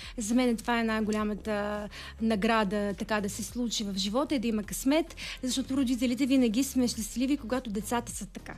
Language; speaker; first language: Bulgarian; early bilingual, heritage; Bulgarian